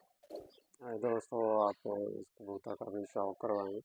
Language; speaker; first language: Hindi; non-native, local second language; Punjabi